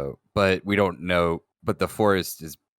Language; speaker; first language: English; native; English